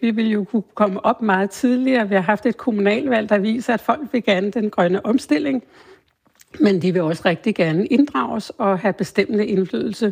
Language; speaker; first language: Danish; native; Danish